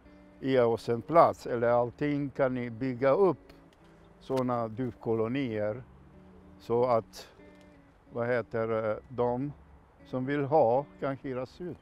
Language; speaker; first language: Swedish; non-native, fluent; Macedonian